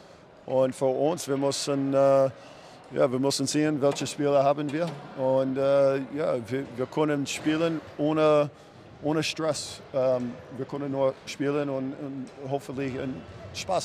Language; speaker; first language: German; non-native, learner; English